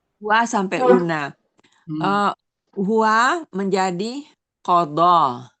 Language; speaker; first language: Arabic; non-native, learner; Indonesian